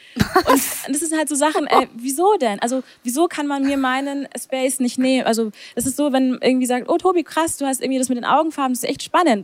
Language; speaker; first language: German; native; German